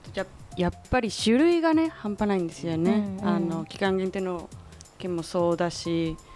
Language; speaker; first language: Japanese; non-native, fluent; Spanish